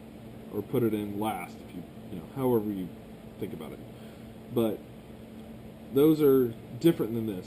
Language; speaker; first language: English; native; English